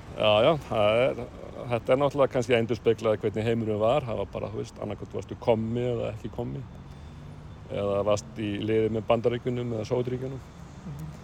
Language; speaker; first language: Icelandic; native; Icelandic